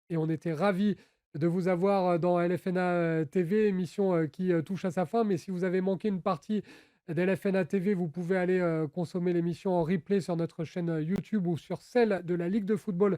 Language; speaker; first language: French; native; French